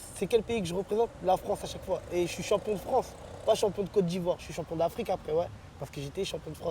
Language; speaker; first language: French; early bilingual, other home language; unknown